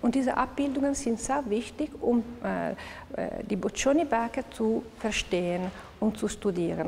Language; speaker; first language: German; non-native, local second language; Italian